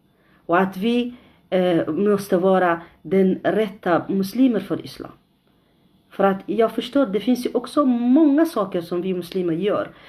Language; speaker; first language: Swedish; non-native, fluent; Arabic